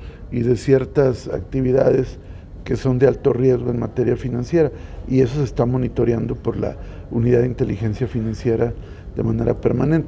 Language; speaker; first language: Spanish; native; Spanish